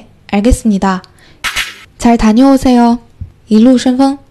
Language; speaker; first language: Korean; non-native, fluent; Chinese